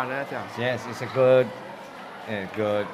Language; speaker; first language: English; non-native, learner; Burmese